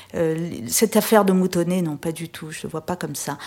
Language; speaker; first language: French; native; French